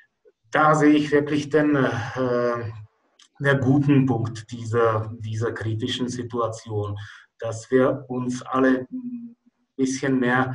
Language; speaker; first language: German; non-native, fluent; Czech